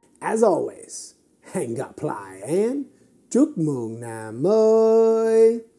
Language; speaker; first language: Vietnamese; non-native, fluent; English